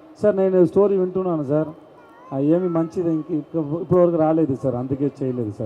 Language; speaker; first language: Telugu; non-native, learner; Tamil